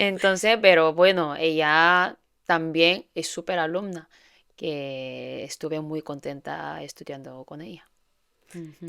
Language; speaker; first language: Spanish; non-native, fluent; Korean